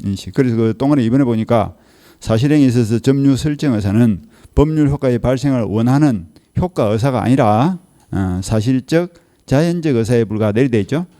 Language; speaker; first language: Korean; native; Korean